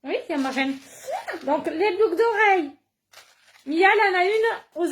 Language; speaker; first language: French; native; French